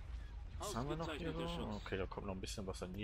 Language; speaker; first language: German; native; German